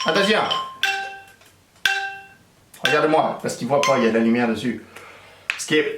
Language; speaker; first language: French; native; French